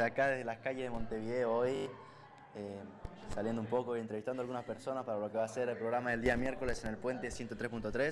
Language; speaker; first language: Spanish; native; Spanish